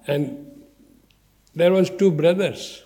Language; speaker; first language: English; non-native, learner; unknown